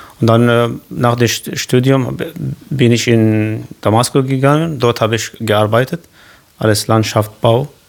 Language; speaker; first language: German; non-native, learner; Kurdish